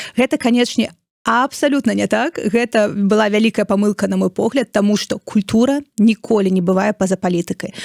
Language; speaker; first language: Belarusian; non-native, local second language; Russian